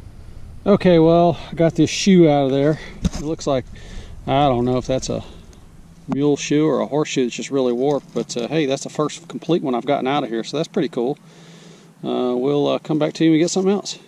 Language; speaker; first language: English; native; English